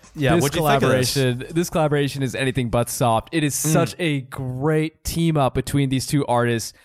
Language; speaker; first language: English; early bilingual, other home language; Hindi